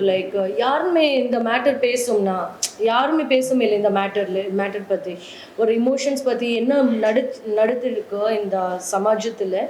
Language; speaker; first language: Tamil; non-native, learner; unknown